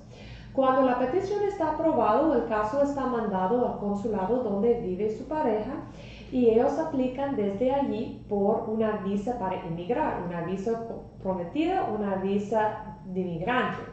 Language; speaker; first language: Spanish; non-native, fluent; English